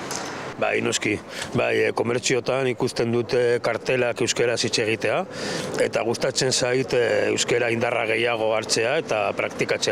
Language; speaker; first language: Basque; non-native, local second language; Spanish